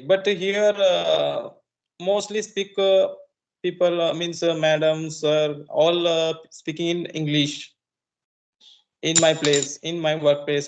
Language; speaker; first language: English; non-native, learner; Marathi